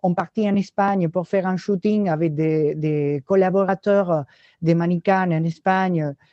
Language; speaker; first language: French; non-native, learner; Spanish